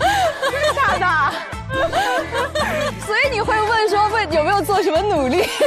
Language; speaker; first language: Chinese; native; Chinese